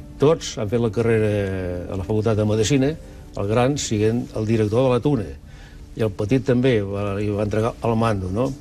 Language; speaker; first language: Catalan; non-native, local second language; Basque